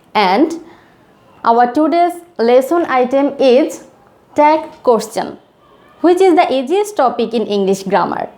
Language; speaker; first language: English; non-native, local second language; Bangla